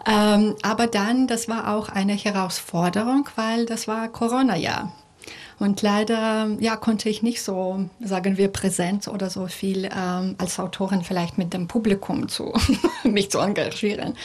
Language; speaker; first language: German; non-native, fluent; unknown